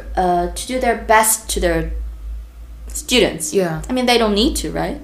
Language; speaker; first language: English; non-native, fluent; Korean